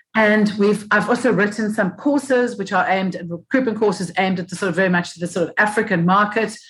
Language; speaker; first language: English; native; English